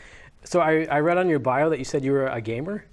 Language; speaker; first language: English; native; English